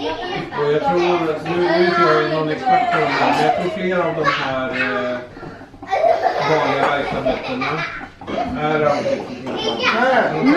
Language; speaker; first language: Swedish; native; Swedish